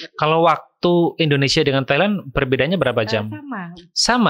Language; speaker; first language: Indonesian; native; Indonesian